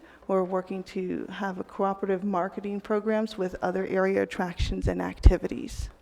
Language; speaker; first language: English; native; English